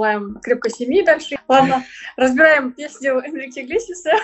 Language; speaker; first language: Russian; native; Russian